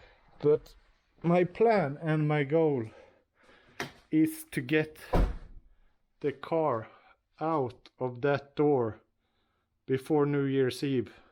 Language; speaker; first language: English; non-native, fluent; Swedish